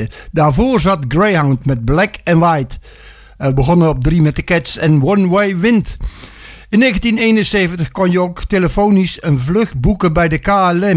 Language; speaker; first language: Dutch; native; Dutch